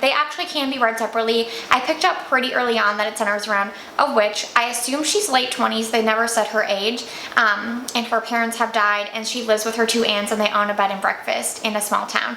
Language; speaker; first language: English; native; English